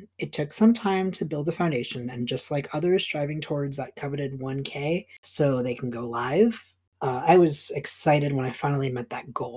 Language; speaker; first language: English; native; English